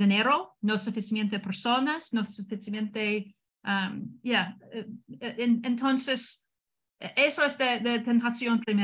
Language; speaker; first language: Spanish; non-native, learner; English